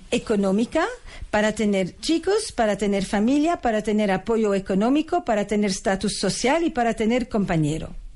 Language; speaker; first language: Spanish; non-native, fluent; French